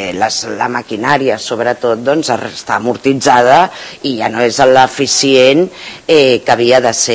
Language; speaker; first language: Catalan; native; Catalan